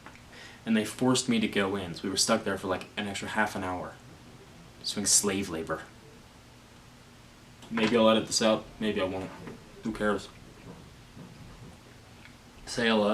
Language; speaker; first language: English; native; English